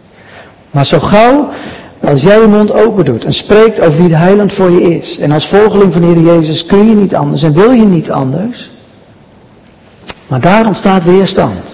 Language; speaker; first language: Dutch; native; Dutch